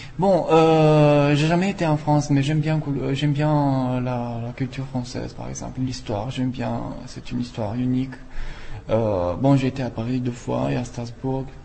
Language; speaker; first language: French; non-native, fluent; Romanian